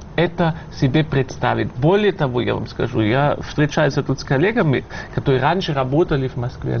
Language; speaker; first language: Russian; non-native, fluent; German